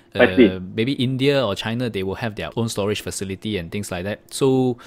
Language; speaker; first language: English; non-native, local second language; Chinese